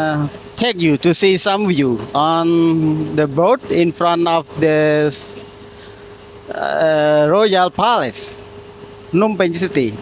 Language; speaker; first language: English; non-native, learner; Khmer